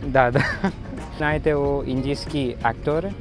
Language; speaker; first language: Russian; non-native, learner; Malayalam